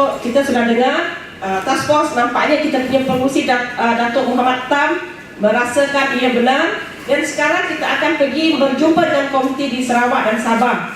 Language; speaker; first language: Malay; native; Malay